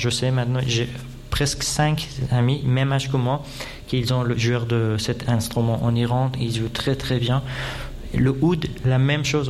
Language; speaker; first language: French; non-native, fluent; Persian